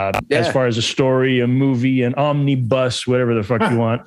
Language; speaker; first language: English; native; English